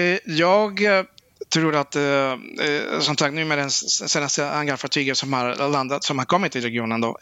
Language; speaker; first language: Swedish; non-native, fluent; Spanish